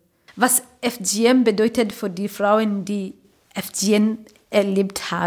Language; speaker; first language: German; non-native, learner; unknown